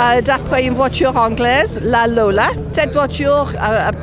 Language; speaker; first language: French; non-native, fluent; English